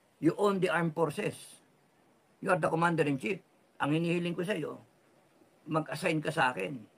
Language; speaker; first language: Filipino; non-native, local second language; Cebuano